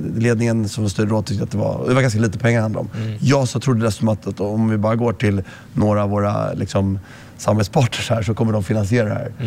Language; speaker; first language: Swedish; native; Swedish